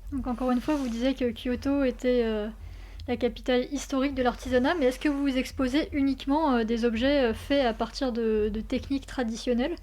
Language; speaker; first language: French; native; French